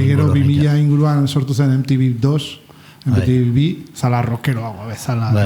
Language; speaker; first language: Basque; native; Basque